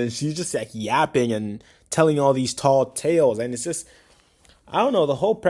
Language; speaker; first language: English; native; English